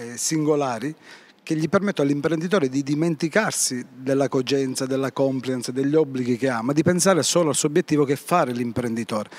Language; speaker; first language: Italian; native; Italian